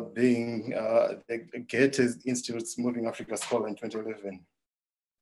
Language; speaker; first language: English; non-native, local second language; Nyanja